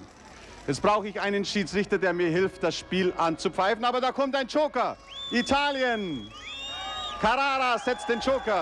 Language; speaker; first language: German; native; German